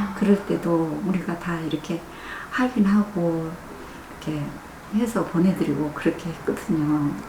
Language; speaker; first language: Korean; native; Korean